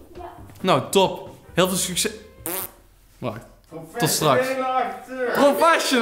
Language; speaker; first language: Dutch; native; Dutch